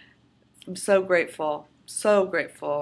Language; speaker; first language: English; native; English